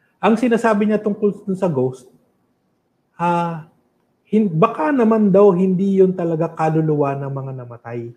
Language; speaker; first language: Filipino; native; Filipino